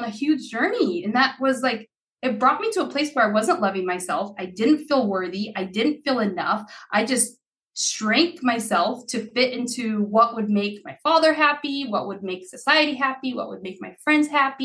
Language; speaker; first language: English; early bilingual, other home language; Haitian Creole